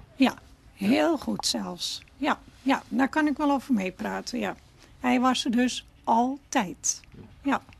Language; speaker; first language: Dutch; native; Dutch